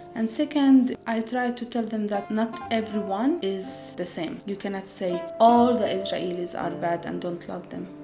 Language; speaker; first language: English; non-native, fluent; Arabic